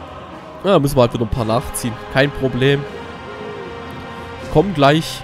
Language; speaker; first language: German; native; German